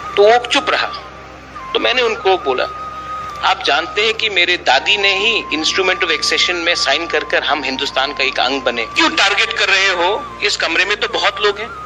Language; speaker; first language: Hindi; non-native, local second language; Kok Borok